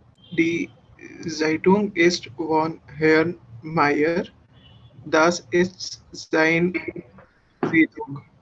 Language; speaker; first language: German; non-native, learner; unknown